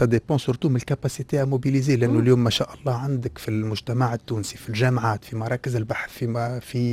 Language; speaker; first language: Arabic; native; Arabic